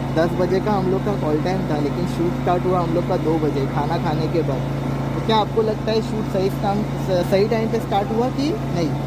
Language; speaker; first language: Hindi; non-native, local second language; Marathi